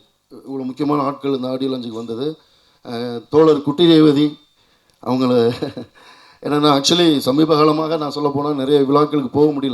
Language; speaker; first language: Tamil; native; Tamil